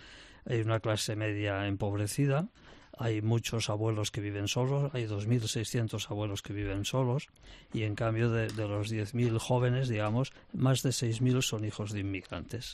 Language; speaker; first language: Spanish; non-native, local second language; Catalan